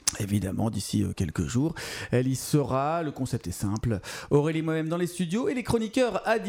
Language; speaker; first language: French; native; French